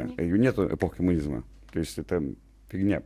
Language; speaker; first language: Russian; native; Russian